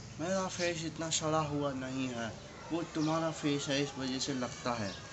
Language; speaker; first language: Hindi; native; Hindi